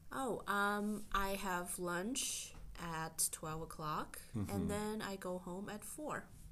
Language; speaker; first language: English; non-native, fluent; Chinese